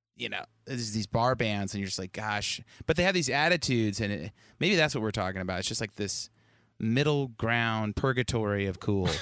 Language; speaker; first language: English; native; English